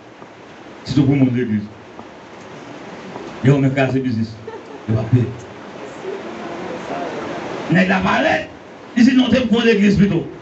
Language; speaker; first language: French; non-native, learner; Haitian Creole